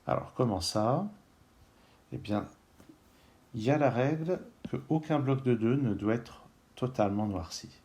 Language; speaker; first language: French; native; French